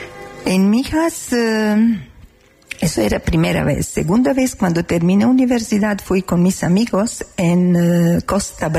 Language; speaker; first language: Spanish; non-native, learner; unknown